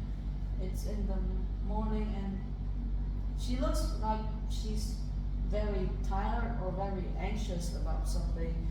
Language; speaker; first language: English; non-native, fluent; Vietnamese